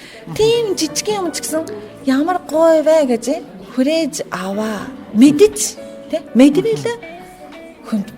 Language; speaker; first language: Mongolian; non-native, fluent; Japanese